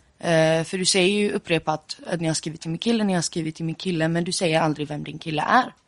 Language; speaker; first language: Swedish; early bilingual, other home language; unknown